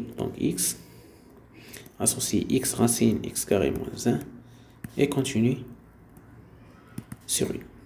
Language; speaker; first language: French; non-native, local second language; Arabic